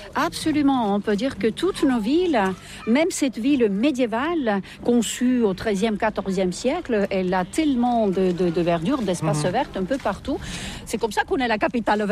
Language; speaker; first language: French; non-native, fluent; Estonian